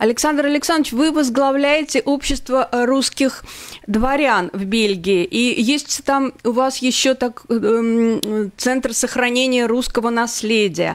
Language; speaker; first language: Russian; native; Russian